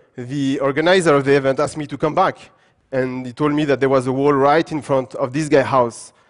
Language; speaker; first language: English; non-native, fluent; French